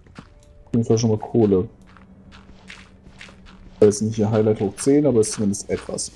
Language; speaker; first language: German; native; German